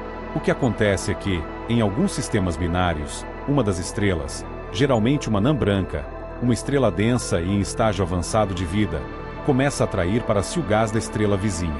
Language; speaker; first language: Portuguese; native; Portuguese